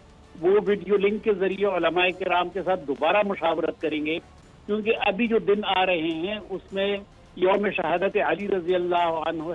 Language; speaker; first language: Urdu; native; Urdu